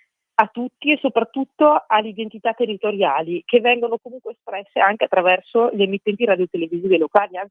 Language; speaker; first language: Italian; native; Italian